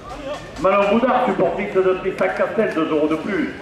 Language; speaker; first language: French; native; French